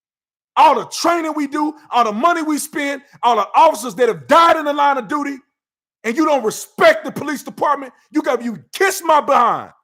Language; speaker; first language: English; native; English